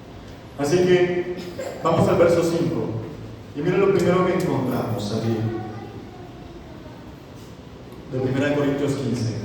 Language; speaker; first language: Spanish; native; Spanish